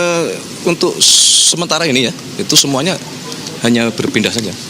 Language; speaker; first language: Indonesian; native; Indonesian